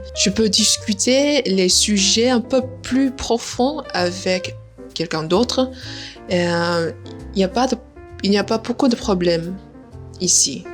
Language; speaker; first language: French; non-native, learner; Vietnamese